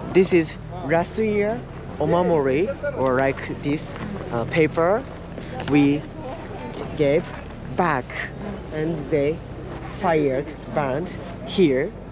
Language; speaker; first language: English; non-native, learner; Japanese